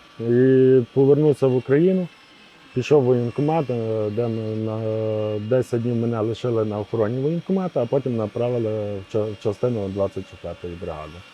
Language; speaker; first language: Ukrainian; native; Ukrainian